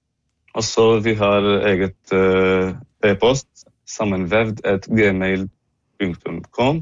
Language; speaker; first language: Norwegian; non-native, fluent; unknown